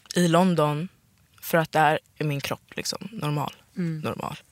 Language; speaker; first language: Swedish; native; Swedish